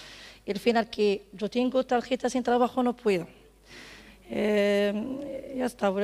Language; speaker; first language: Spanish; non-native, learner; Arabic